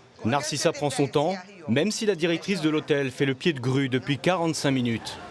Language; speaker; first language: French; native; French